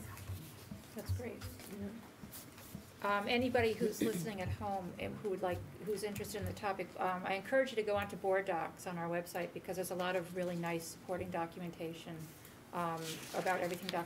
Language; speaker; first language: English; native; English